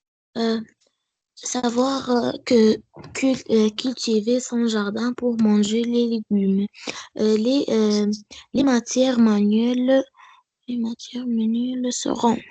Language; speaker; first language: French; non-native, learner; Arabic